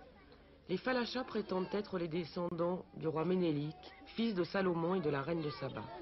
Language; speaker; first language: French; native; French